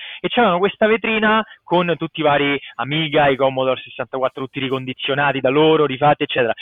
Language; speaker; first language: Italian; native; Italian